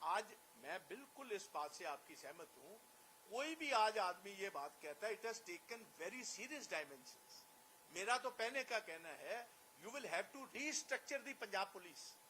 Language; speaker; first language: Hindi; non-native, local second language; Punjabi